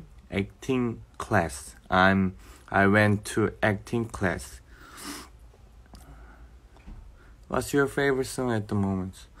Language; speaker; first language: English; non-native, learner; Korean